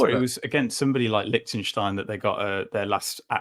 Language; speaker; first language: English; native; English